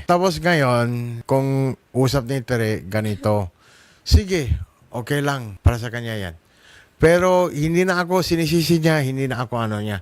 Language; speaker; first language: Filipino; non-native, learner; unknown